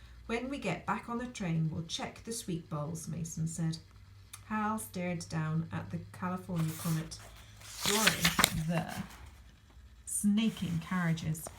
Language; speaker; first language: English; native; English